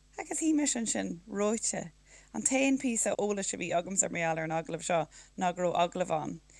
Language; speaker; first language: Irish; native; Irish